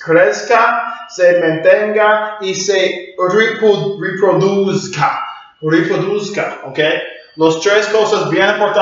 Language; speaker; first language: Spanish; non-native, learner; English